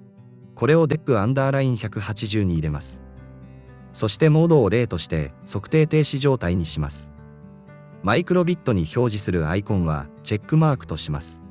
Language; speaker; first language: Japanese; native; Japanese